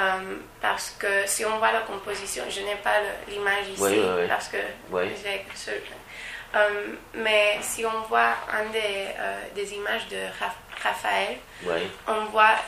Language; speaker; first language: French; non-native, learner; Spanish